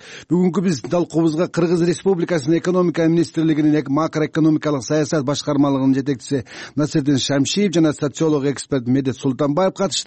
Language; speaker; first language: Kyrgyz; native; Kyrgyz